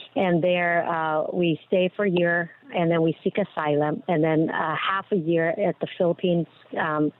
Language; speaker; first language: English; early bilingual, other home language; Vietnamese